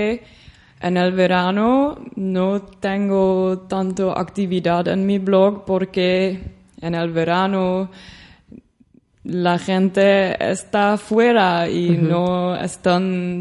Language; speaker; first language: Spanish; non-native, learner; Dutch